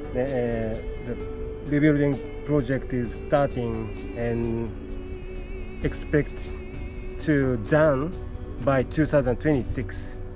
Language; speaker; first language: English; non-native, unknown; Japanese